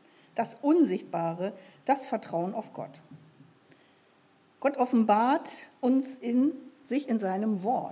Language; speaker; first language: German; native; German